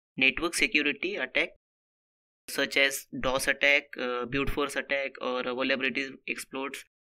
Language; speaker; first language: Hindi; non-native, local second language; Marathi